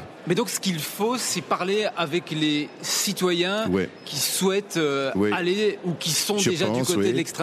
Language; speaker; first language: French; native; French